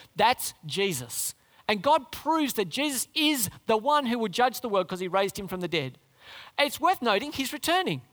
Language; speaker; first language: English; native; English